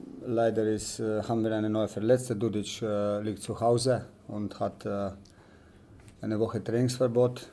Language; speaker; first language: German; non-native, learner; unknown